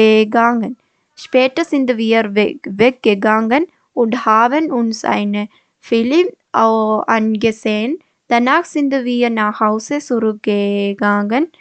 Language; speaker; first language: German; non-native, learner; Malayalam